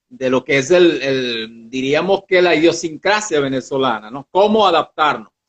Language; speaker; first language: Spanish; early bilingual, other home language; Portuguese